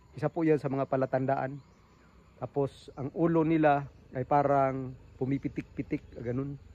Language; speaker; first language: Filipino; non-native, local second language; Cebuano